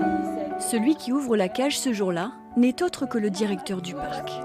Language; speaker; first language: French; native; French